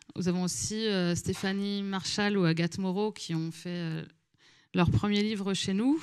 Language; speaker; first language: French; native; French